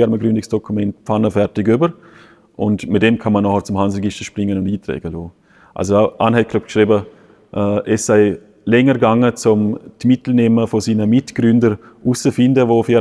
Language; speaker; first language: German; native; German